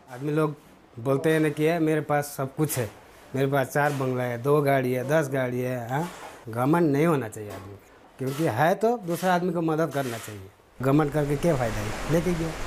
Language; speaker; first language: Hindi; non-native, local second language; Nepali